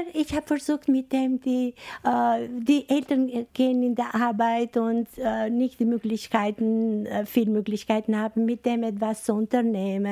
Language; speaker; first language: German; non-native, fluent; Albanian